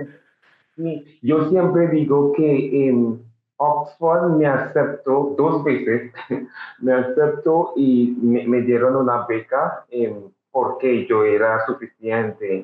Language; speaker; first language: Spanish; non-native, fluent; English